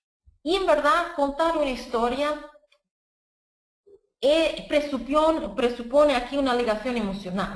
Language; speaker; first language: Spanish; non-native, fluent; Portuguese